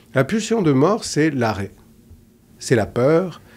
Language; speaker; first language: French; native; French